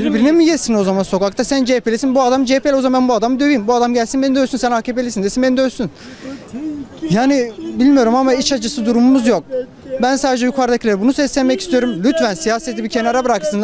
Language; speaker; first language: Turkish; native; Turkish